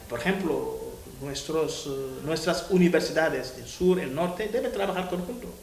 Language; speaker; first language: Spanish; non-native, fluent; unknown